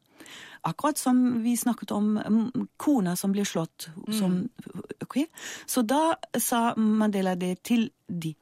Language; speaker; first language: Norwegian; non-native, fluent; German